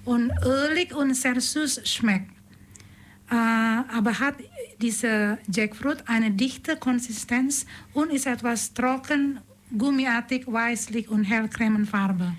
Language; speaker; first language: German; non-native, learner; Indonesian